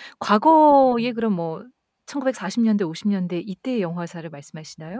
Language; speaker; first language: Korean; native; Korean